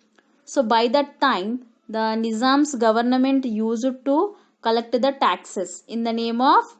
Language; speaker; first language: English; non-native, local second language; Telugu